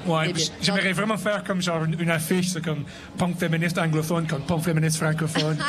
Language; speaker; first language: French; native; French